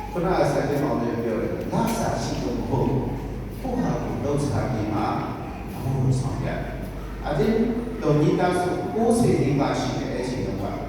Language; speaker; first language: Burmese; non-native, local second language; Kachin